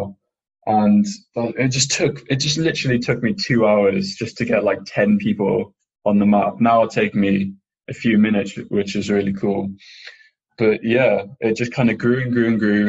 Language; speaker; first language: English; native; English